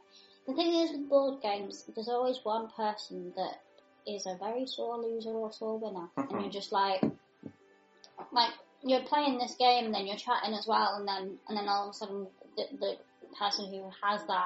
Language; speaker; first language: English; native; English